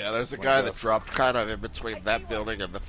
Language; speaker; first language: English; native; English